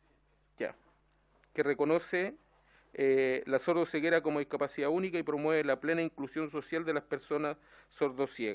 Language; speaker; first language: Spanish; native; Spanish